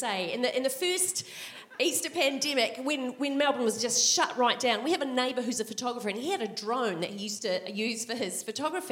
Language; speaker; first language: English; native; English